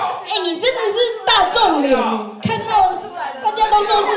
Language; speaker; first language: Chinese; native; Chinese